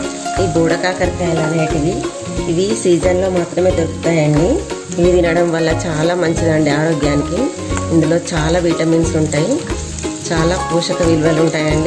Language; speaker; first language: Telugu; native; Telugu